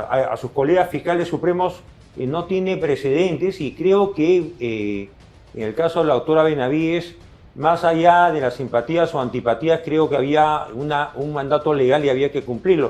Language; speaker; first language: Spanish; native; Spanish